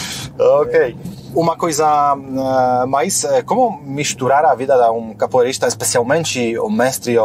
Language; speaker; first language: Portuguese; non-native, fluent; Polish